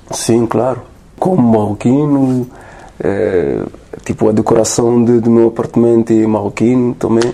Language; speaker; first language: Portuguese; non-native, learner; French